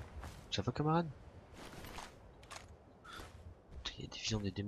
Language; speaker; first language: French; native; French